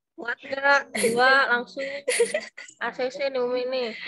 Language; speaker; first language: Indonesian; native; Indonesian